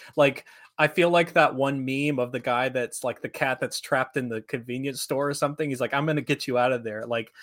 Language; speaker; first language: English; native; English